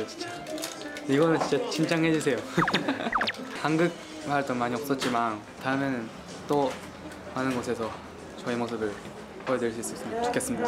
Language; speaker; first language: Korean; non-native, fluent; Japanese